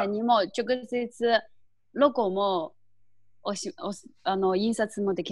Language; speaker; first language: Japanese; non-native, fluent; Chinese